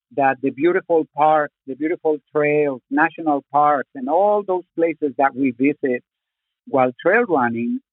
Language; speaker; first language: English; non-native, fluent; Spanish